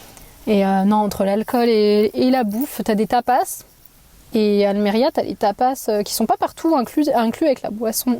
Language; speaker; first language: French; native; French